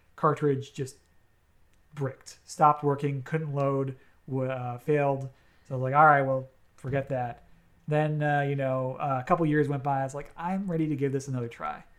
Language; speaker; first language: English; native; English